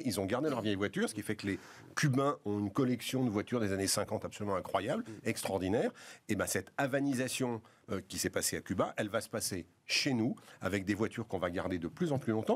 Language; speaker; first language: French; native; French